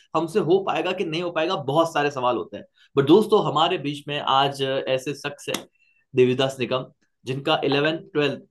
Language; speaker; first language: Hindi; non-native, local second language; Marathi